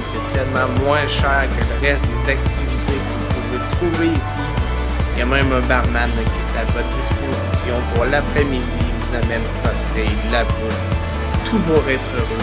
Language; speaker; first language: French; native; French